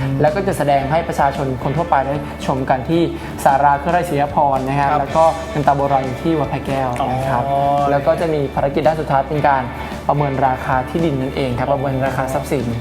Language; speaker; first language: Thai; native; Thai